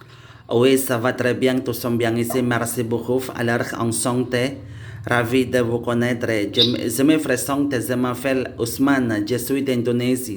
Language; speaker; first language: French; non-native, learner; Indonesian